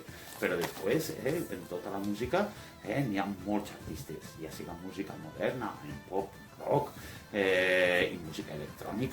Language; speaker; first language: Catalan; native; Catalan